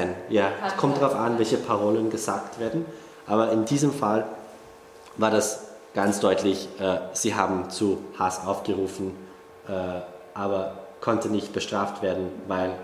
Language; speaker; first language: German; non-native, fluent; English